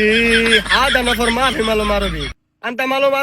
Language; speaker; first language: Arabic; non-native, learner; Bangla